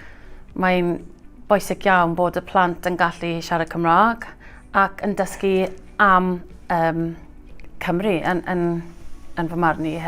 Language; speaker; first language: Welsh; non-native, local second language; English